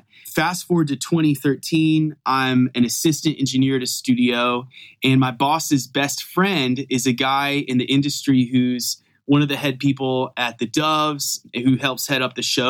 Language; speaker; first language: English; native; English